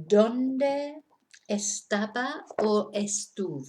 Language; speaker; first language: Spanish; non-native, fluent; English